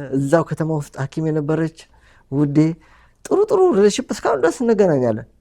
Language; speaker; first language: Amharic; native; Amharic